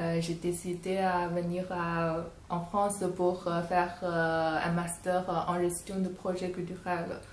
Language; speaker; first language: French; non-native, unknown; Chinese